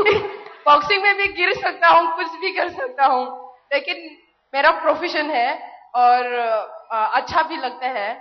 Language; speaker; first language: Hindi; non-native, local second language; Manipuri